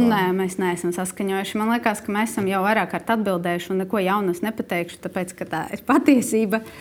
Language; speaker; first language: Latvian; non-native, local second language; Russian